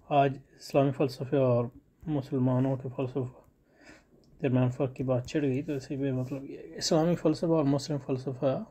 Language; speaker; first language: Urdu; native; Urdu